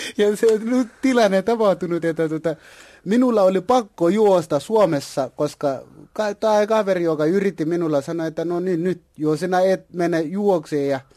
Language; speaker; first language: Finnish; non-native, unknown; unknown